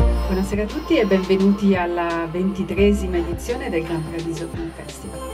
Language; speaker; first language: Italian; native; Italian